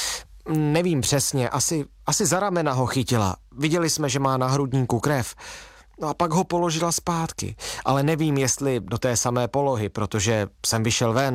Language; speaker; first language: Czech; native; Czech